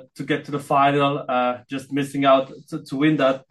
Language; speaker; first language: English; non-native, fluent; Filipino